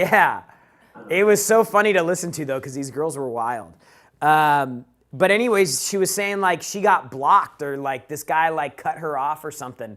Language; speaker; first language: English; native; English